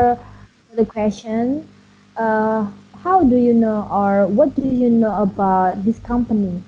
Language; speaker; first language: English; non-native, learner; Indonesian